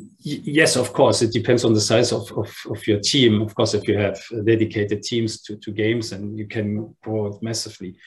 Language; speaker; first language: English; non-native, fluent; German